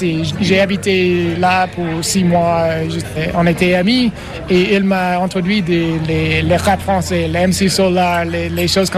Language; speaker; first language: French; non-native, learner; English